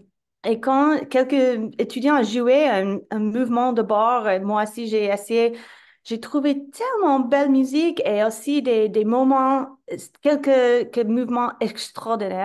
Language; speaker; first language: French; non-native, fluent; English